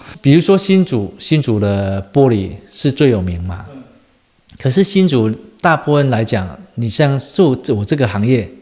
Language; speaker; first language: Chinese; native; Chinese